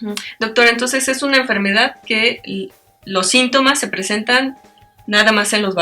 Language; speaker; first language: Spanish; native; Spanish